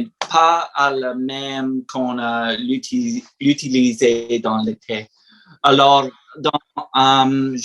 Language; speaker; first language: French; non-native, learner; English